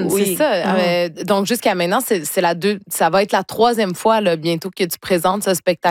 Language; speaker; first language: French; native; French